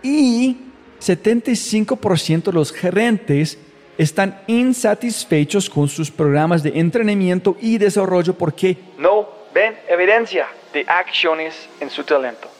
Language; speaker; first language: Spanish; non-native, fluent; English